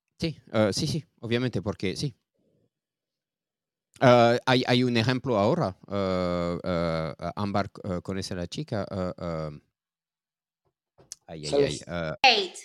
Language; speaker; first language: Spanish; non-native, learner; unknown